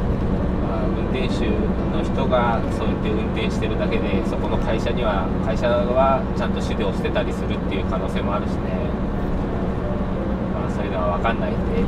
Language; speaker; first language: Japanese; native; Japanese